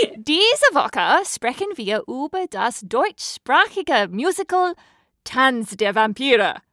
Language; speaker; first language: German; non-native, learner; English